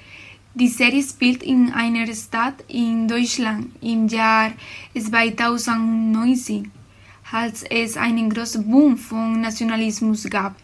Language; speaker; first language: German; non-native, learner; Spanish